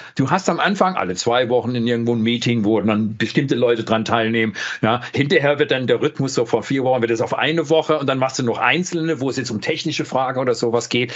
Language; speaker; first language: German; native; German